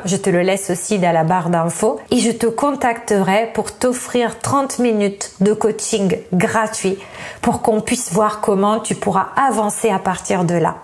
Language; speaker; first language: French; non-native, fluent; Italian